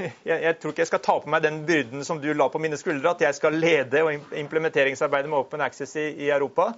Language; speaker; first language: Norwegian; native; Norwegian